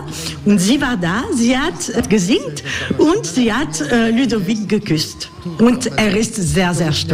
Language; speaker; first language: German; non-native, learner; French